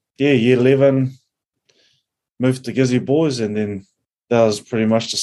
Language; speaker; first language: English; native; English